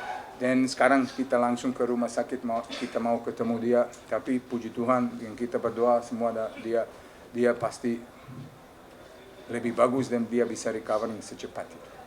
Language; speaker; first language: Indonesian; non-native, fluent; Serbian